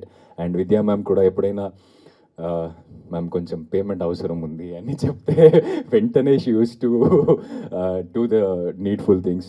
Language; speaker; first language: Telugu; non-native, fluent; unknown